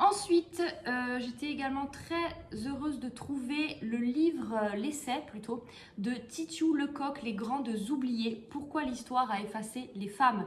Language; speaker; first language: French; native; French